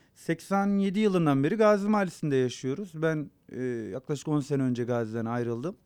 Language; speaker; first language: Turkish; non-native, local second language; Zaza